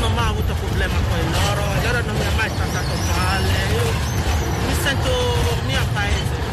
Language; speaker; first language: Italian; non-native, learner; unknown